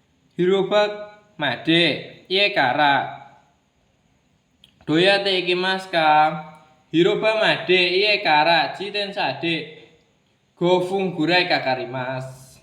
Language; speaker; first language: Japanese; non-native, learner; Indonesian